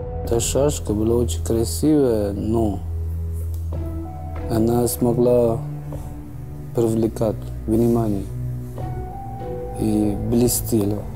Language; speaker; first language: Russian; non-native, learner; Persian